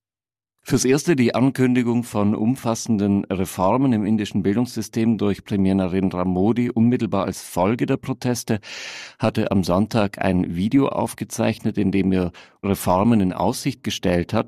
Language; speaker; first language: German; native; German